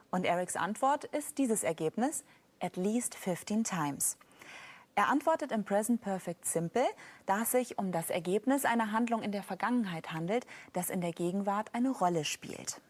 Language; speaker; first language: German; native; German